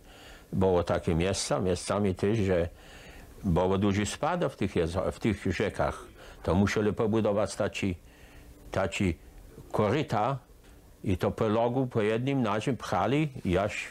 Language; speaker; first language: Polish; early bilingual, heritage; Polish